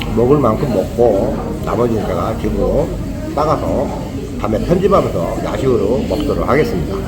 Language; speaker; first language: Korean; native; Korean